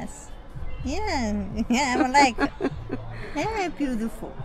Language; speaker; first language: English; non-native, learner; Chinese